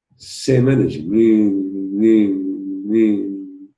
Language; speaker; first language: English; non-native, fluent; Spanish